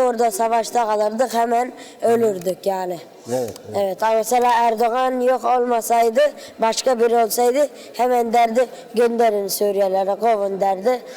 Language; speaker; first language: Turkish; early bilingual, other home language; Arabic